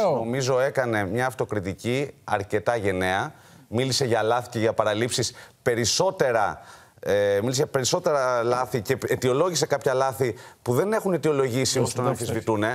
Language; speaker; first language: Greek; native; Greek